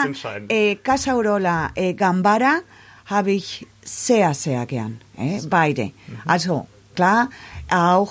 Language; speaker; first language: German; non-native, learner; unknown